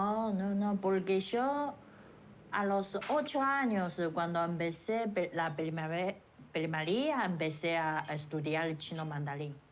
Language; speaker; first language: Spanish; non-native, fluent; Chinese